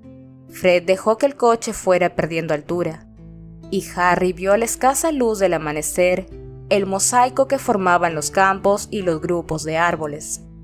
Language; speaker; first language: Spanish; native; Spanish